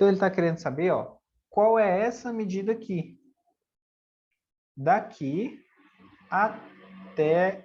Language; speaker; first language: Portuguese; native; Portuguese